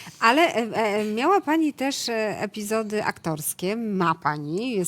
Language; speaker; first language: Polish; native; Polish